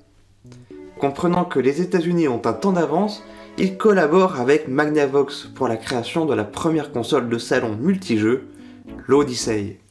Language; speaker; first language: French; native; French